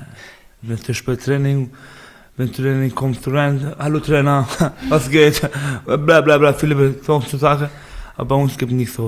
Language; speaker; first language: German; non-native, learner; Baluchi